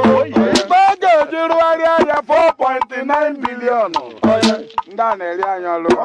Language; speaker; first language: Igbo; native; Igbo